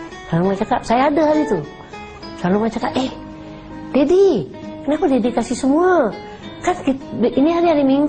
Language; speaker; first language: Malay; native; Malay